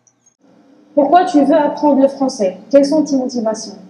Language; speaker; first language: French; non-native, learner; Arabic